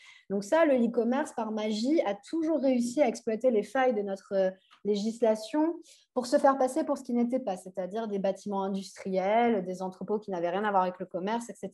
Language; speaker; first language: French; native; French